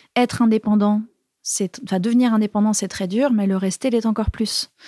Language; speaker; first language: French; native; French